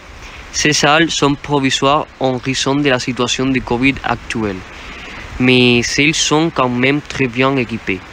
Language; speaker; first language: French; non-native, learner; Spanish